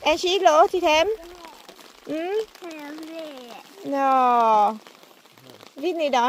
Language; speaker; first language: Swedish; non-native, learner; Vietnamese